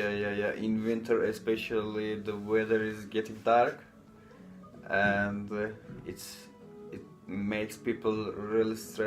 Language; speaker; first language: English; non-native, fluent; Turkish